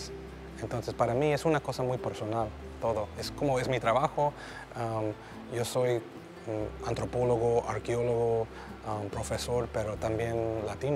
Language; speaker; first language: Spanish; early bilingual, heritage; English